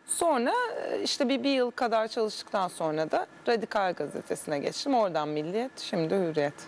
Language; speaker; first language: Turkish; early bilingual, heritage; Turkish